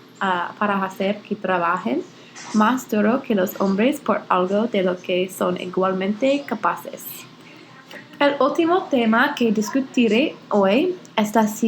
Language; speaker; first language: Spanish; non-native, learner; English